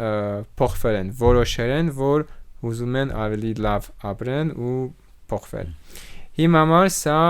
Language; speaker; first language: Armenian; non-native, learner; French